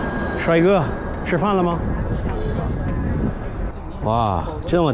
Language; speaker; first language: Chinese; non-native, fluent; English